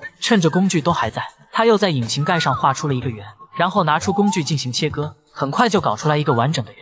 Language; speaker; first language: Chinese; native; Chinese